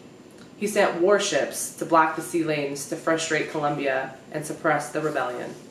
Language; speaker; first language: English; native; English